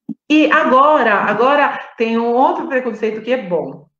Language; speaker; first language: Portuguese; non-native, fluent; Italian